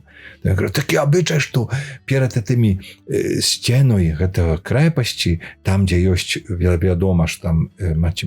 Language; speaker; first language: Polish; non-native, learner; Belarusian